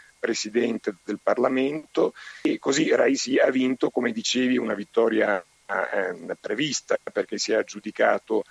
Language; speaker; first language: Italian; non-native, fluent; Spanish